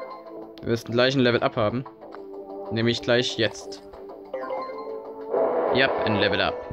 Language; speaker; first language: German; native; German